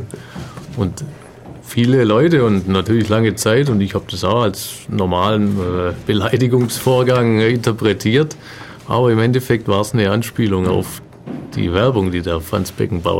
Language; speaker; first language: German; native; German